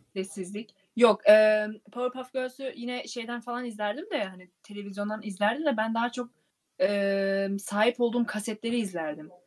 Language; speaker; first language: Turkish; early bilingual, heritage; Turkish